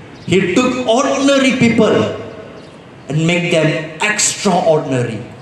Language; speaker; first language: English; non-native, local second language; Tamil